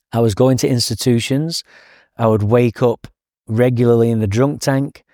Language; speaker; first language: English; native; English